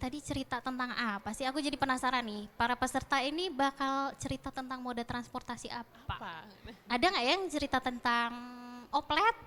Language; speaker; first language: Indonesian; native; Indonesian